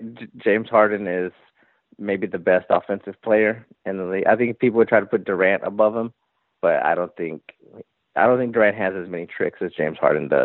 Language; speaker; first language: English; native; English